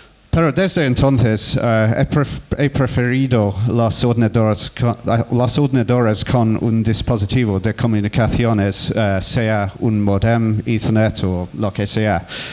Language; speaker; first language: Spanish; non-native, learner; English